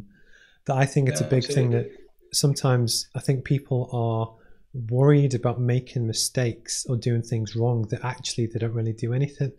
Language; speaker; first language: English; native; English